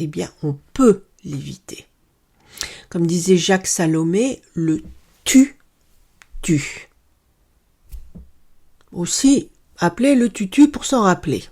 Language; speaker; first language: French; native; French